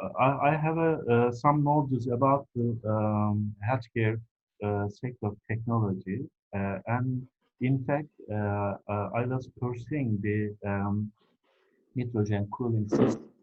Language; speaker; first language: English; non-native, fluent; Turkish